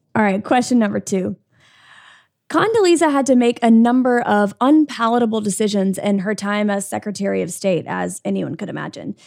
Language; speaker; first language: English; native; English